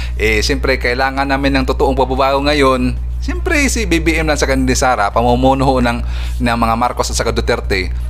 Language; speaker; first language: Filipino; non-native, local second language; Cebuano